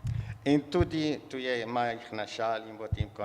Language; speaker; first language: Slovenian; non-native, learner; Arabic